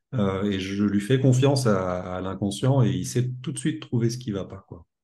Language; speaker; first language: French; native; French